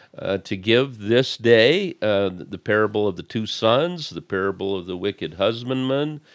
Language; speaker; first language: English; native; English